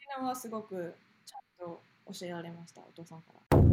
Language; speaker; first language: Japanese; native; Japanese